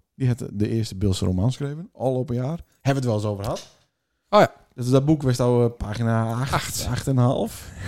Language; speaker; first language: Dutch; native; Dutch